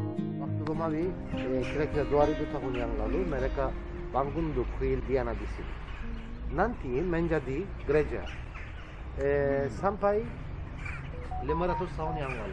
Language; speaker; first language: Indonesian; non-native, learner; Turkish